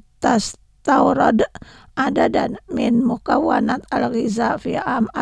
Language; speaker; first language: Arabic; non-native, fluent; Indonesian